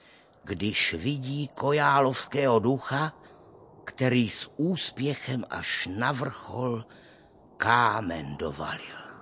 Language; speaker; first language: Czech; native; Czech